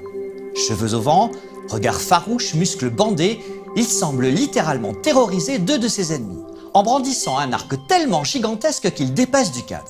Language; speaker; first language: French; native; French